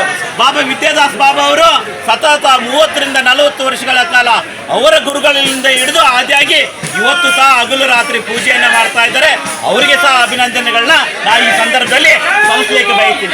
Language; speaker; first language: Kannada; native; Kannada